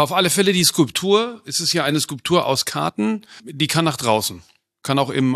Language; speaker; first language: German; native; German